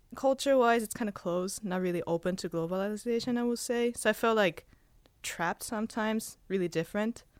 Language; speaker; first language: English; non-native, fluent; Spanish